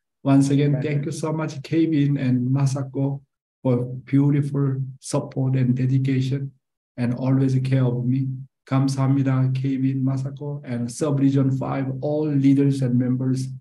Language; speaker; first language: English; non-native, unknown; Korean